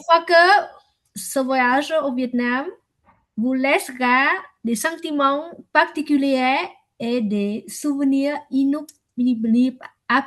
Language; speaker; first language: French; non-native, learner; Vietnamese